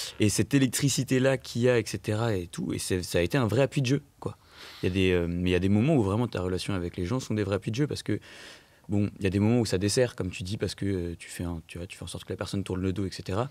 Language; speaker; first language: French; native; French